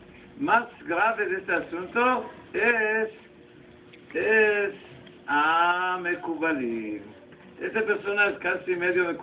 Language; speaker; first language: Spanish; non-native, learner; Hebrew